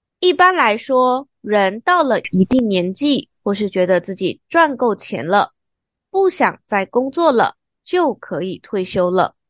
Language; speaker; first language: Chinese; native; Chinese